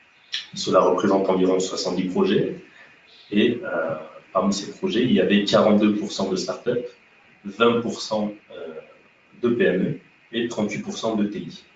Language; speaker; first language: French; native; French